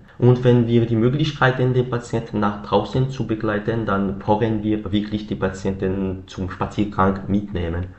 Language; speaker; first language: German; non-native, learner; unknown